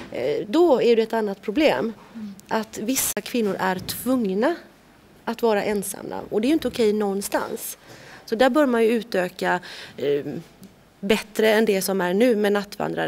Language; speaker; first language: Swedish; native; Swedish